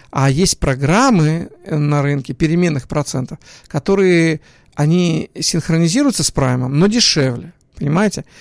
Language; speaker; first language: Russian; early bilingual, other home language; Hebrew